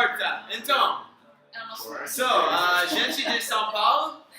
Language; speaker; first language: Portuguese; non-native, learner; English